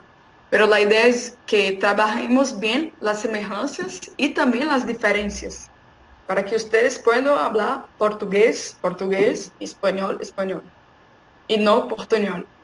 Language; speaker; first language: Spanish; non-native, fluent; Portuguese